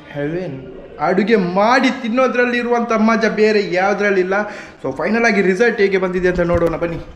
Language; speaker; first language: Kannada; non-native, local second language; Tulu